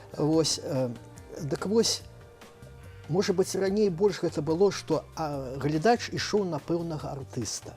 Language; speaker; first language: Belarusian; native; Belarusian